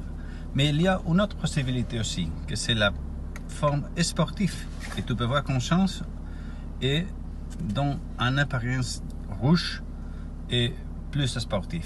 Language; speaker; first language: French; non-native, learner; Spanish